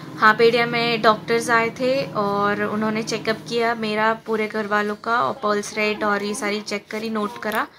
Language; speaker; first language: Hindi; native; Hindi